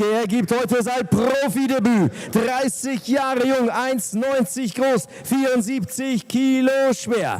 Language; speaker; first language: German; native; German